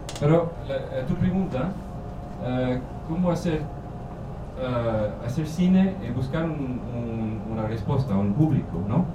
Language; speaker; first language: Spanish; non-native, learner; German